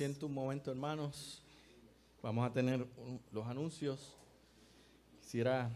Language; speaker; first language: Spanish; native; Spanish